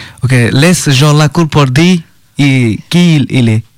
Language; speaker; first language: French; non-native, learner; Bangla